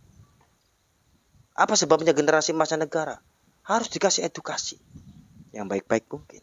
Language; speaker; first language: Indonesian; native; Indonesian